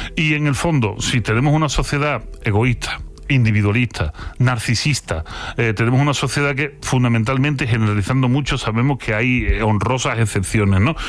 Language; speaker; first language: Spanish; native; Spanish